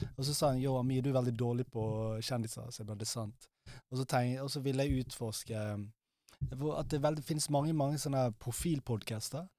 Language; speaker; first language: Norwegian; early bilingual, other home language; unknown